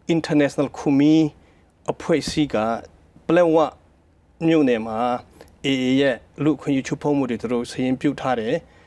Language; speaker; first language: Burmese; non-native, local second language; Hakha Chin